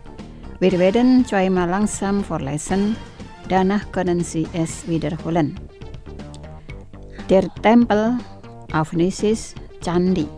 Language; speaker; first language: German; non-native, fluent; Indonesian